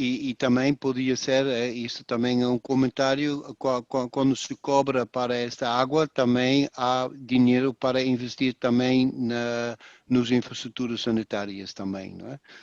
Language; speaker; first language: Portuguese; non-native, fluent; Dutch